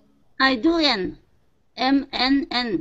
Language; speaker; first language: English; non-native, learner; Japanese